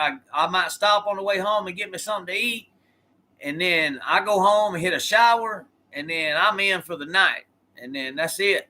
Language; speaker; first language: English; native; English